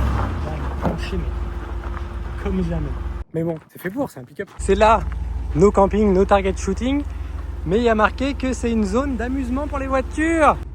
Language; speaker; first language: French; native; French